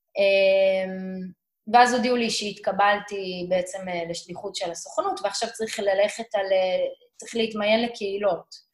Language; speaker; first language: Hebrew; native; Hebrew